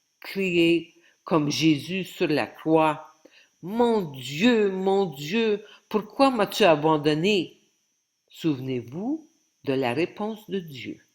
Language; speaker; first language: French; native; French